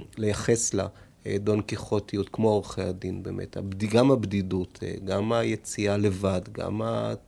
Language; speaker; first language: Hebrew; native; Hebrew